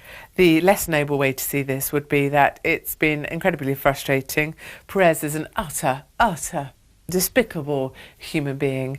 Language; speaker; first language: English; native; English